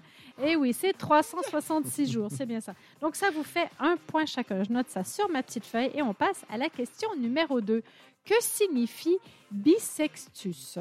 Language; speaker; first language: French; native; French